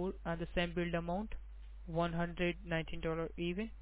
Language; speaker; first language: English; non-native, local second language; Gujarati